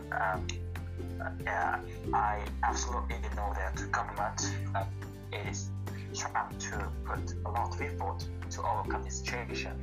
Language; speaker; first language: English; non-native, learner; Korean